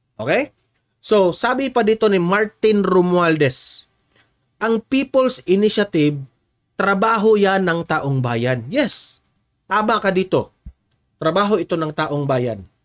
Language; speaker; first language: Filipino; non-native, local second language; Cebuano